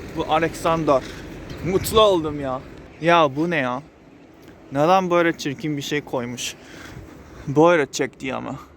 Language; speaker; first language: Turkish; non-native, fluent; Japanese